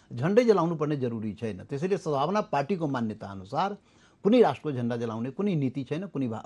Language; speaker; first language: Nepali; non-native, local second language; Maithili